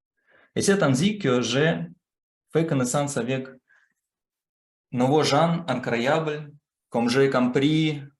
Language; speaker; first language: French; non-native, fluent; Russian